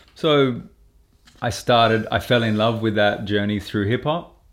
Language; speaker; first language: English; native; English